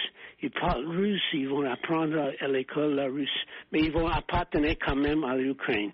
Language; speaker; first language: French; non-native, fluent; English